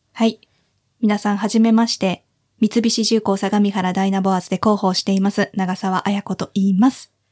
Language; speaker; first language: Japanese; native; Japanese